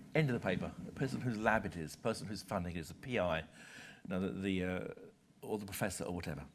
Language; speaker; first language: English; native; English